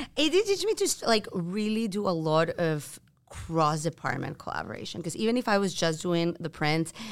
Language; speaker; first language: English; non-native, fluent; Spanish